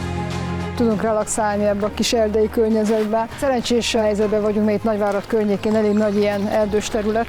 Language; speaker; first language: Hungarian; native; Hungarian